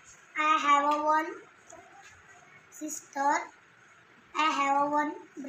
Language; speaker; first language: English; non-native, learner; Marathi